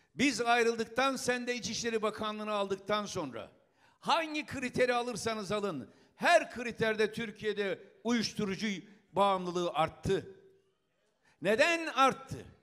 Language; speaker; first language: Turkish; native; Turkish